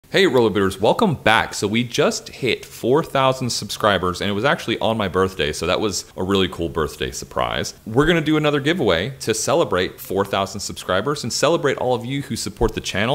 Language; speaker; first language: English; native; English